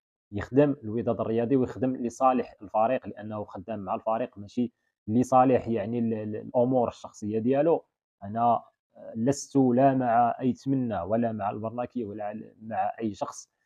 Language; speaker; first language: Arabic; native; Arabic